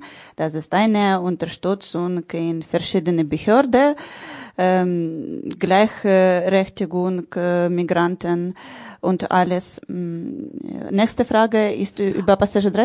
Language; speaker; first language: German; non-native, learner; Ukrainian